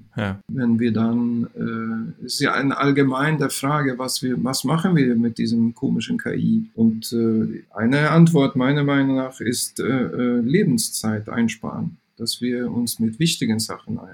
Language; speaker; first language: German; non-native, fluent; Swedish